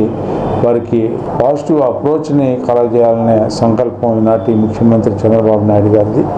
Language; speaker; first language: Telugu; native; Telugu